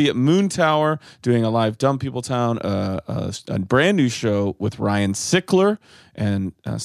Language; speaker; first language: English; native; English